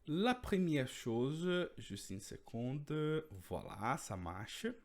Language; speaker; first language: French; non-native, fluent; Portuguese